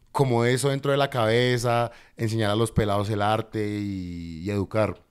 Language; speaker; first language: Spanish; native; Spanish